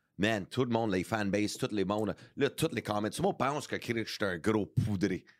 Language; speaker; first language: French; early bilingual, heritage; English